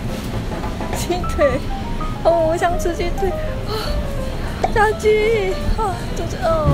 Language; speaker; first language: Chinese; non-native, learner; Korean